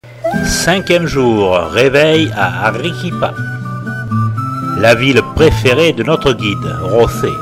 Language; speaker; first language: French; native; French